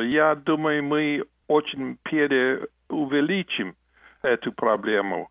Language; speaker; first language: Russian; non-native, fluent; English